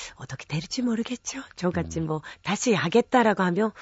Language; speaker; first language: Korean; non-native, fluent; Japanese